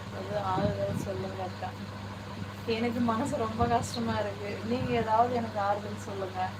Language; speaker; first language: Tamil; non-native, local second language; Telugu